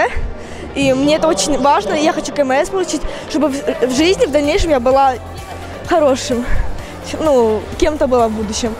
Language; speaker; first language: Ukrainian; non-native, local second language; Russian